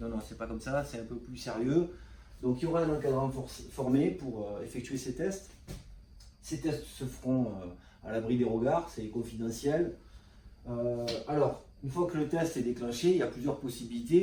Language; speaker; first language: French; native; French